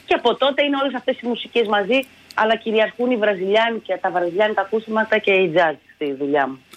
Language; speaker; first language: Greek; early bilingual, other home language; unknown